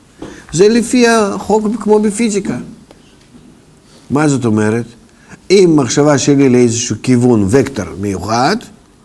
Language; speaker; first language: Hebrew; non-native, fluent; Russian